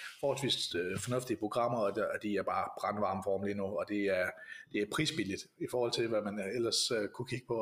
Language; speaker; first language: Danish; native; Danish